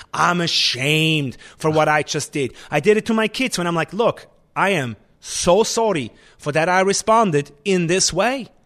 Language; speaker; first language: English; non-native, fluent; Swiss German